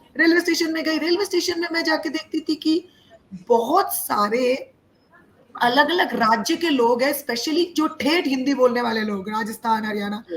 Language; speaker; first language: Hindi; non-native, local second language; Bangla